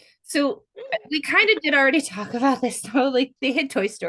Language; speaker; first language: English; native; English